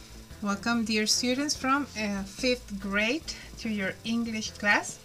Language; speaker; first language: English; non-native, fluent; Spanish